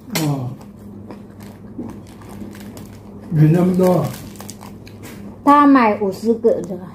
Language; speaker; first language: Chinese; non-native, learner; Indonesian